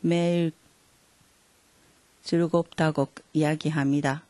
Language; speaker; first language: Korean; non-native, fluent; Japanese